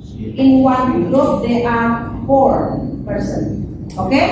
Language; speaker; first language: English; non-native, learner; Indonesian